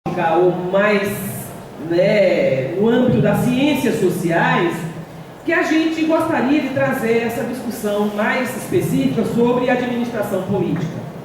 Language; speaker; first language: Portuguese; native; Portuguese